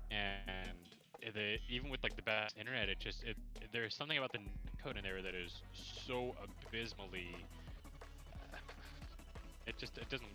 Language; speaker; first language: English; native; English